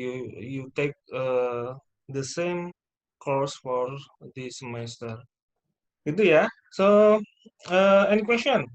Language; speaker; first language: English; non-native, fluent; Indonesian